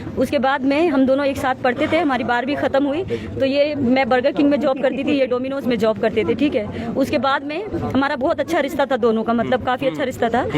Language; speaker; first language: Hindi; native; Hindi